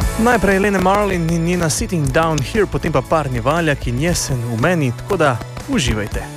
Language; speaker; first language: Slovenian; native; Slovenian